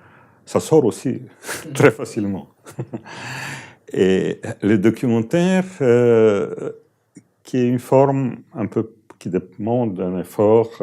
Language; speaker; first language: French; non-native, fluent; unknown